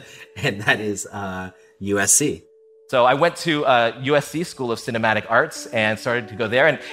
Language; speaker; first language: English; native; English